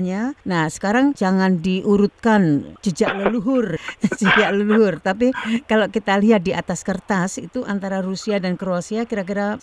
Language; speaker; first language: Indonesian; native; Indonesian